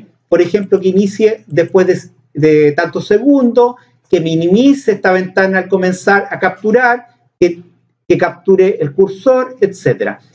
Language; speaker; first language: Spanish; native; Spanish